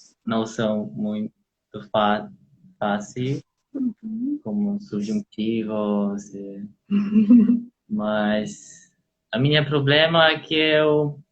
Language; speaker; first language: Portuguese; non-native, learner; Polish